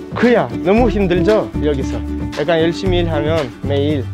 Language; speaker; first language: Korean; non-native, learner; Ukrainian